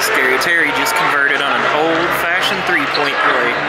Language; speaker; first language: English; native; English